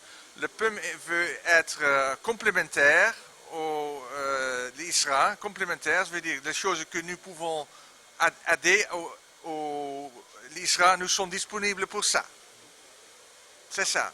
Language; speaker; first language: French; non-native, learner; Dutch